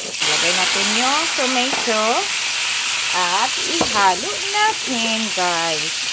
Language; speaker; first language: Filipino; non-native, local second language; Cebuano